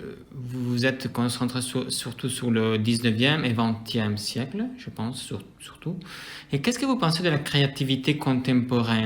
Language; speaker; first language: French; non-native, fluent; Italian